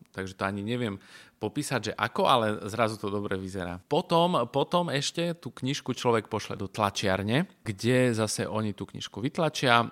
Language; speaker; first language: Slovak; native; Slovak